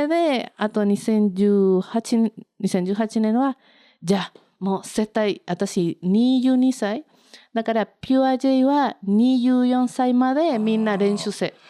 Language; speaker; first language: Japanese; non-native, learner; Spanish